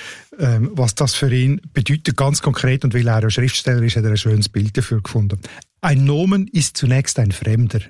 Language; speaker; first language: German; native; German